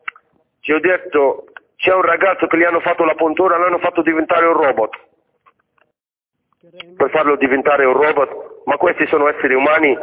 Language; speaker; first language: Italian; non-native, fluent; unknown